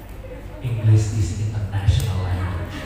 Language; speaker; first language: English; non-native, fluent; Indonesian